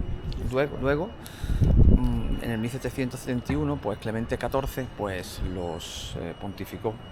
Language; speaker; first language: Spanish; native; Spanish